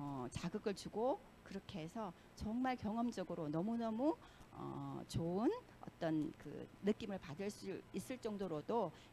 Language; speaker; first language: Korean; native; Korean